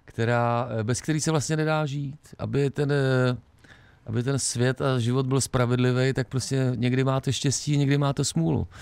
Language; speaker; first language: Czech; native; Czech